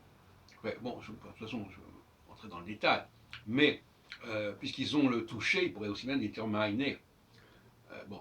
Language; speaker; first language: French; native; French